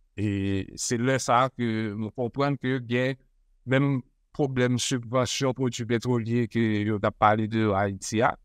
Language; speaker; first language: Haitian Creole; native; Haitian Creole